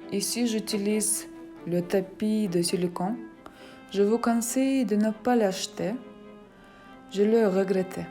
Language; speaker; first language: French; non-native, fluent; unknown